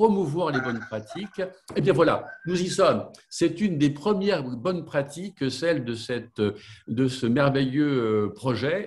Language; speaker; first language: French; native; French